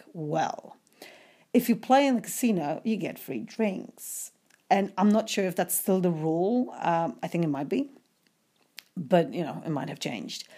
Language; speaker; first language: English; non-native, fluent; Polish